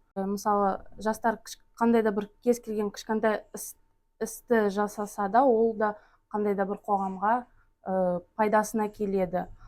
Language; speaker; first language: Kazakh; non-native, local second language; Russian